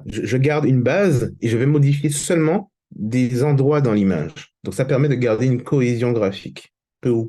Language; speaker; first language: French; native; French